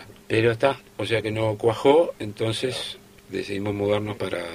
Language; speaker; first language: Spanish; native; Spanish